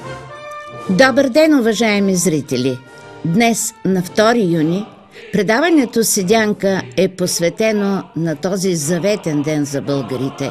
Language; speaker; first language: Bulgarian; native; Bulgarian